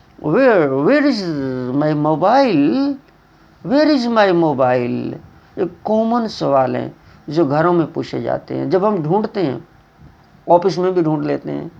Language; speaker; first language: Hindi; native; Hindi